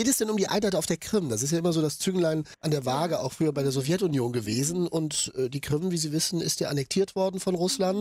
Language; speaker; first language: German; native; German